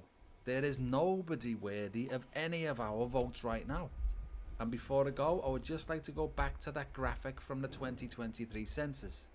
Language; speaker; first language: English; native; English